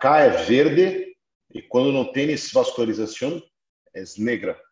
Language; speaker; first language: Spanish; non-native, fluent; Portuguese